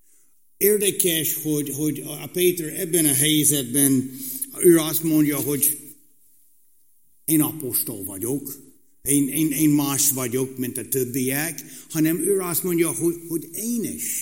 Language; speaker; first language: Hungarian; non-native, fluent; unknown